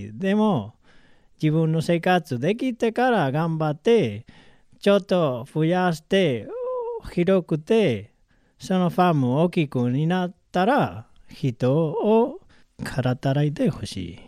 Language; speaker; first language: Japanese; non-native, learner; Spanish